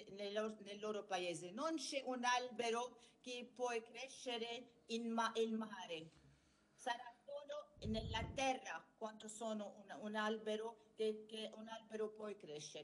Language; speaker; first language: Italian; non-native, learner; Arabic